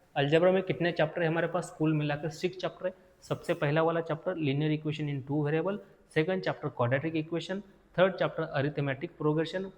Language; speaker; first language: Hindi; non-native, local second language; Marathi